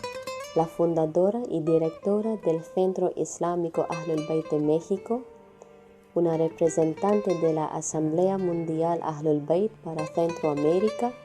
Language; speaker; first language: Spanish; non-native, fluent; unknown